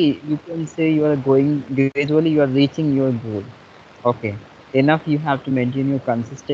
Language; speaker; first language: English; non-native, fluent; Hindi